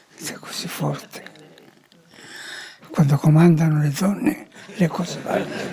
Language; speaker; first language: Italian; early bilingual, heritage; Spanish